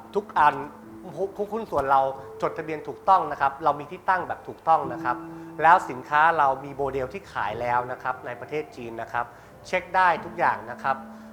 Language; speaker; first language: Thai; native; Thai